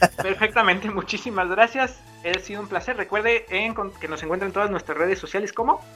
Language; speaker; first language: Spanish; native; Spanish